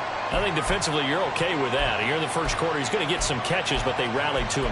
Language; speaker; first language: English; native; English